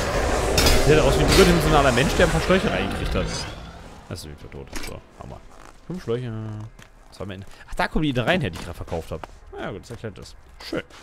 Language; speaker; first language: German; native; German